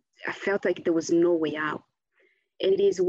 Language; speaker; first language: English; non-native, local second language; Kinyarwanda